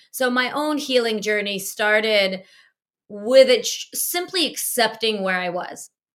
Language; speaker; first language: English; early bilingual, other home language; Russian